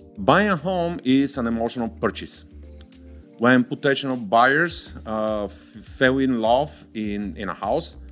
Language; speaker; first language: English; non-native, fluent; Bulgarian